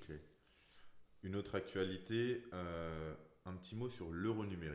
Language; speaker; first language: French; native; French